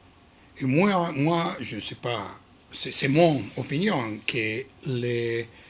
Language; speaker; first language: French; non-native, learner; Hebrew